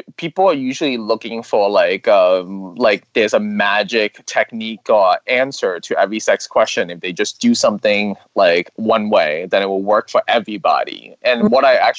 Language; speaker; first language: English; non-native, local second language; Cantonese